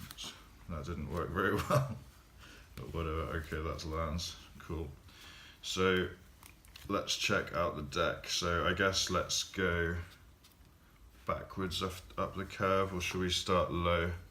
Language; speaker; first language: English; native; English